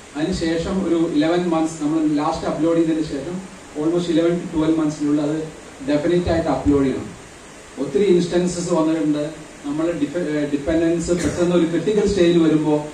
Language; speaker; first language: Malayalam; native; Malayalam